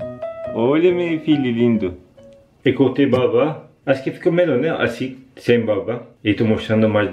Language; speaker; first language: Portuguese; non-native, learner; Turkish